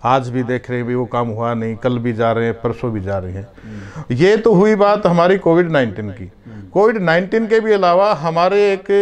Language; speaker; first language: Hindi; native; Hindi